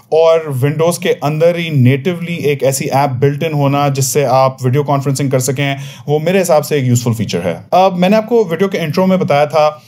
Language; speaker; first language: Urdu; native; Urdu